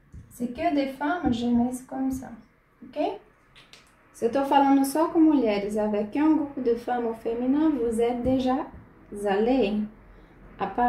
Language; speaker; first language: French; non-native, fluent; Portuguese